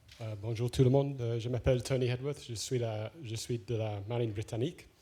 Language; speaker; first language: French; non-native, fluent; English